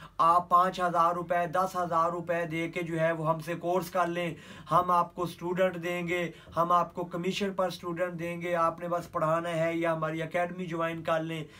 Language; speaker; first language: Urdu; non-native, local second language; Punjabi